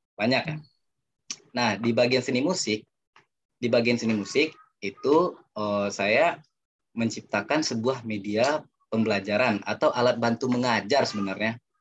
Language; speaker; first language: Indonesian; non-native, local second language; Minangkabau